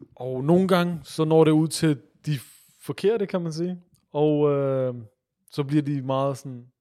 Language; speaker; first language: Danish; early bilingual, other home language; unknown